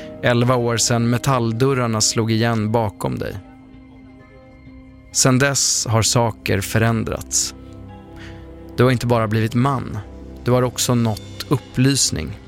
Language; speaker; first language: Swedish; native; Swedish